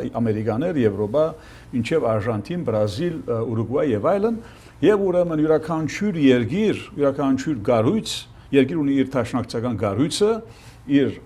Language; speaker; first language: Armenian; early bilingual, heritage; Armenian